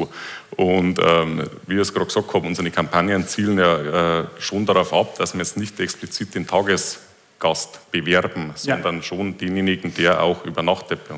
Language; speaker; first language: German; native; German